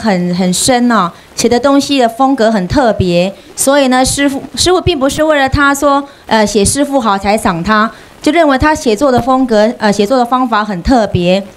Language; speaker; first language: Chinese; native; Chinese